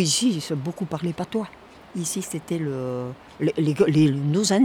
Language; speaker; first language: French; native; French